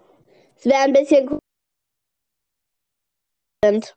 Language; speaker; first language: German; native; German